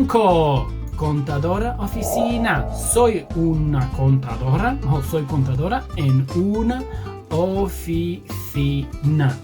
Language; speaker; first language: Spanish; non-native, fluent; English